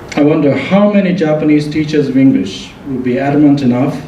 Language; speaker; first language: English; non-native, fluent; Japanese